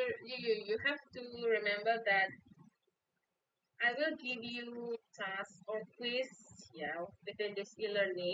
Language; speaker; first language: English; non-native, fluent; Indonesian